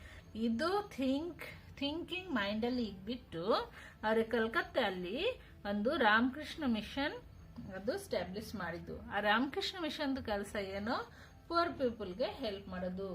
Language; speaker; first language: Kannada; non-native, local second language; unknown